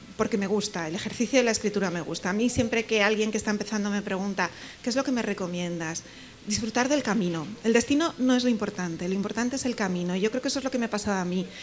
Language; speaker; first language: Spanish; native; Spanish